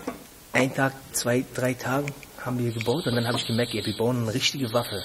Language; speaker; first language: German; non-native, fluent; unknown